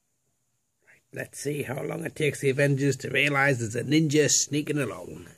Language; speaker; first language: English; native; English